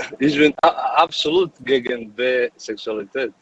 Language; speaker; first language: German; non-native, learner; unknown